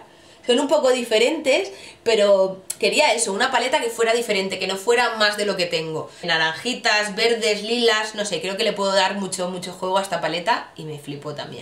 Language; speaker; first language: Spanish; native; Spanish